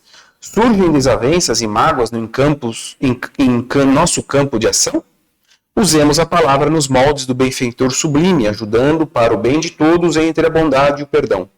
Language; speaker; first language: Portuguese; native; Portuguese